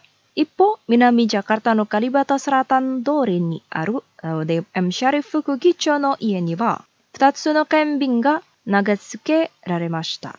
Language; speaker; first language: Japanese; non-native, fluent; Indonesian